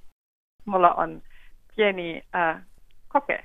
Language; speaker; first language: Finnish; non-native, fluent; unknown